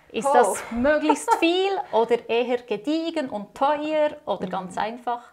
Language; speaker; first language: German; native; German